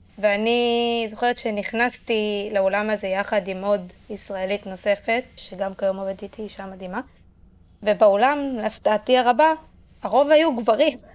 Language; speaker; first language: Hebrew; native; Hebrew